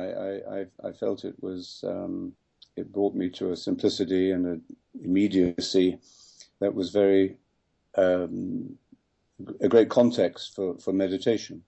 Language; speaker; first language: English; native; English